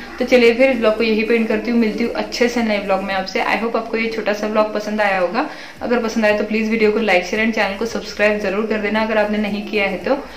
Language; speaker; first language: Hindi; non-native, local second language; Marathi